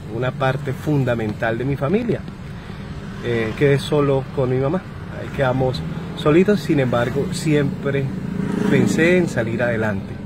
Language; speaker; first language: Spanish; native; Spanish